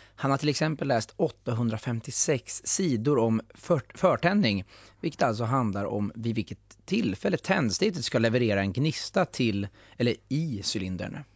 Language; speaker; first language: Swedish; native; Swedish